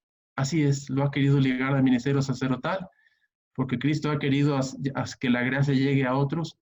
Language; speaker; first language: Spanish; native; Spanish